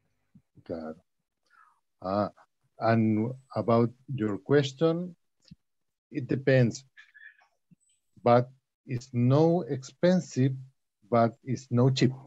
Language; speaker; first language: English; non-native, learner; Spanish